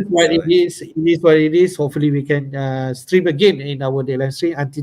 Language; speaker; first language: English; non-native, local second language; Malay